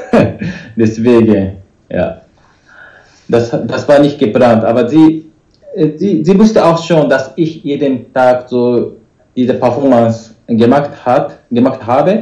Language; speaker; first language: German; non-native, learner; Japanese